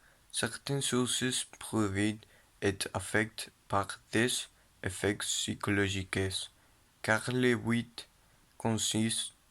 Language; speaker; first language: French; non-native, learner; Spanish